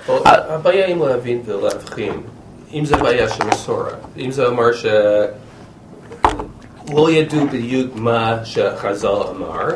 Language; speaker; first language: Hebrew; non-native, fluent; English